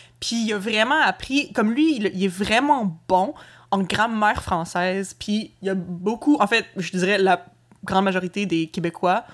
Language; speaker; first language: French; native; French